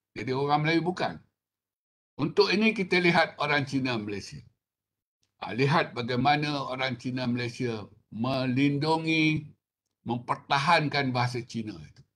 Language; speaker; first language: Malay; non-native, local second language; Chinese